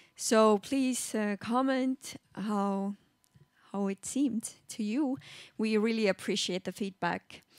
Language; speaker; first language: English; non-native, fluent; Estonian